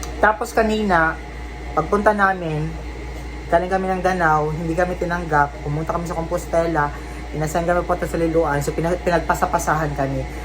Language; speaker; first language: Filipino; non-native, local second language; Cebuano